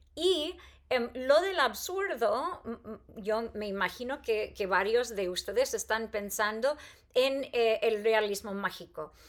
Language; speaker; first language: Spanish; non-native, fluent; English